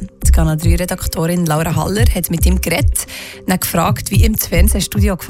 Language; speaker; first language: German; native; German